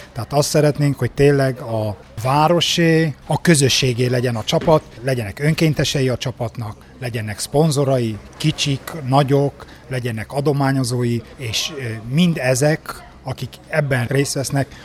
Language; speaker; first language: Hungarian; native; Hungarian